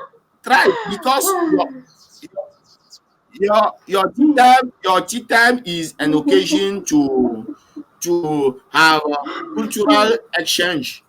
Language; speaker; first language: English; non-native, learner; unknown